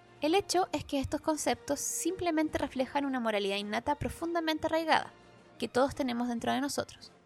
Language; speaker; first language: Spanish; native; Spanish